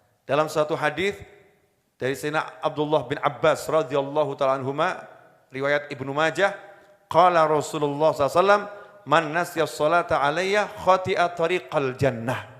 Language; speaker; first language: Indonesian; native; Indonesian